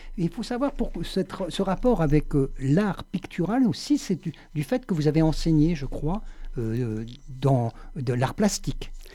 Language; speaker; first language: French; native; French